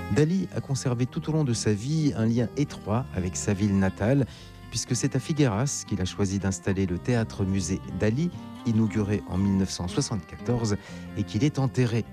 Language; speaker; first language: French; native; French